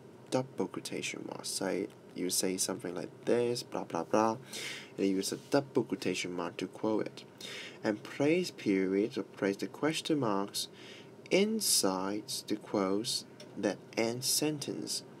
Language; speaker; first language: English; non-native, local second language; Cantonese